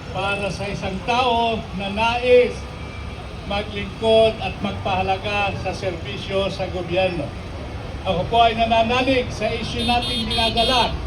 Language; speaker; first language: Filipino; native; Filipino